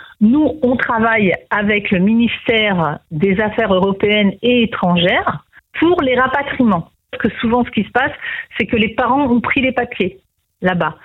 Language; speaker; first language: French; native; French